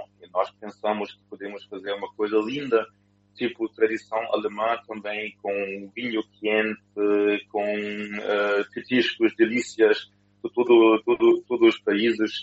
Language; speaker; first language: Portuguese; non-native, fluent; German